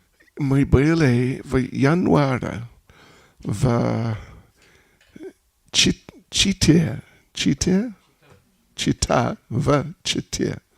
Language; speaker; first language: Russian; non-native, learner; English